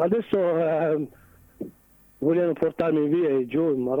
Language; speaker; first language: Italian; non-native, learner; Arabic